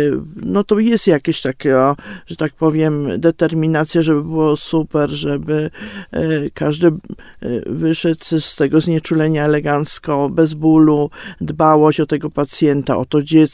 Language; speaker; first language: Polish; native; Polish